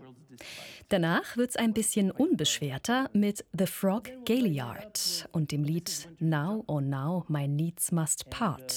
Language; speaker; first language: German; native; German